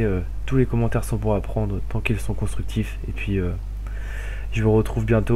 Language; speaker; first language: French; native; French